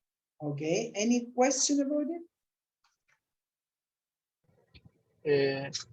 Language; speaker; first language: English; non-native, fluent; Spanish